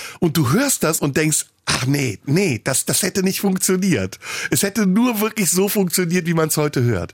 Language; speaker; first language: German; early bilingual, other home language; Turkish